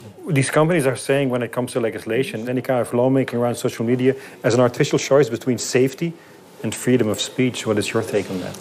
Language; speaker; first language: English; non-native, fluent; Dutch